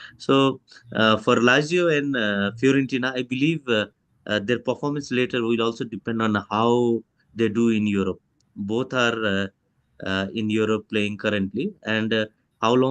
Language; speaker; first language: English; non-native, fluent; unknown